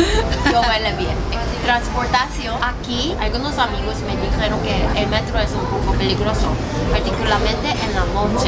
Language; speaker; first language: Spanish; non-native, learner; Korean